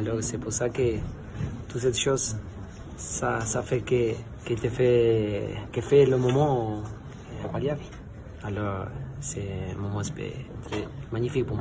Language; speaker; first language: French; non-native, fluent; Spanish